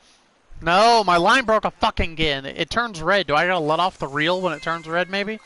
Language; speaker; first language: English; native; English